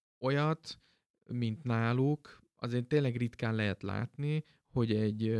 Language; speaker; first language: Hungarian; native; Hungarian